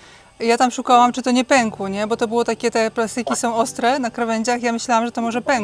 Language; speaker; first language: Polish; native; Polish